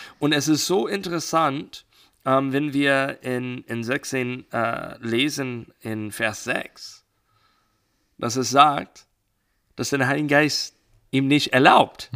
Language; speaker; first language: German; non-native, learner; English